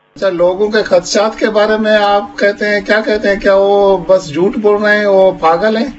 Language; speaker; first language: Urdu; non-native, local second language; Baluchi